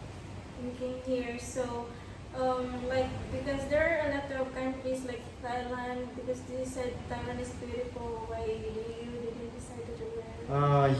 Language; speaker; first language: English; non-native, local second language; Filipino